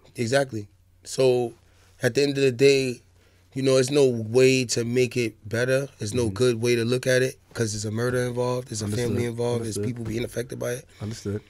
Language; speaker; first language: English; native; English